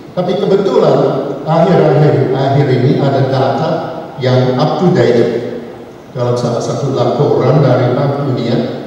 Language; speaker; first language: Malay; non-native, fluent; English